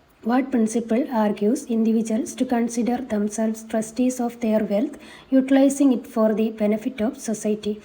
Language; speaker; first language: English; non-native, local second language; Malayalam